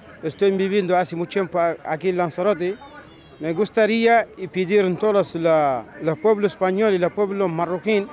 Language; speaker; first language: Spanish; non-native, learner; Arabic